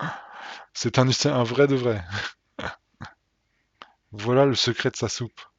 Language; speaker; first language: French; native; French